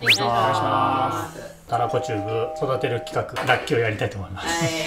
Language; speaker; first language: Japanese; native; Japanese